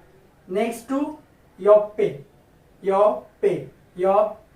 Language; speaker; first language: Korean; non-native, learner; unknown